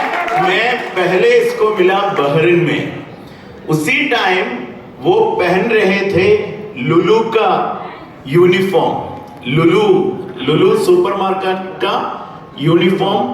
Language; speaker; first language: Hindi; non-native, learner; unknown